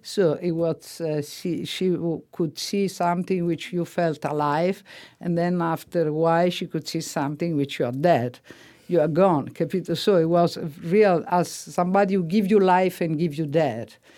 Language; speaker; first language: English; non-native, fluent; Italian